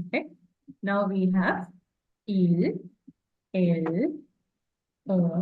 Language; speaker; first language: French; non-native, fluent; English